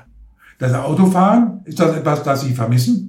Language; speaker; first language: German; native; German